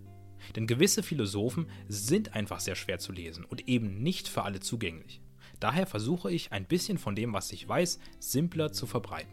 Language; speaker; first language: German; native; German